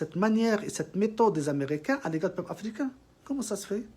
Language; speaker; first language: French; non-native, local second language; Arabic